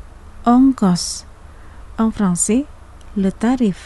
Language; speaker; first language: French; non-native, fluent; Indonesian